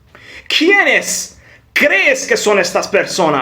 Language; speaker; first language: Spanish; non-native, fluent; Persian